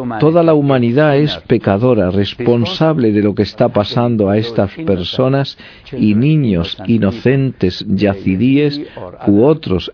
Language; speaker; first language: Spanish; non-native, fluent; Arabic